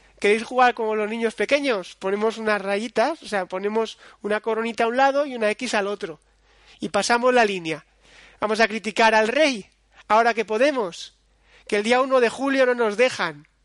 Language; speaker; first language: Spanish; native; Spanish